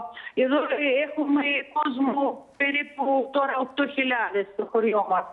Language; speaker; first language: Greek; non-native, fluent; Russian